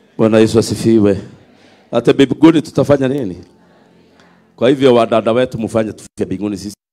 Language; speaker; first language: Swahili; non-native, local second language; Kikuyu